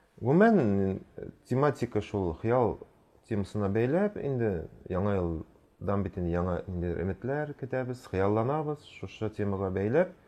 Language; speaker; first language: Tatar; native; Tatar